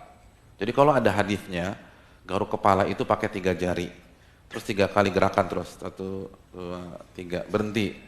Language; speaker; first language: Indonesian; native; Indonesian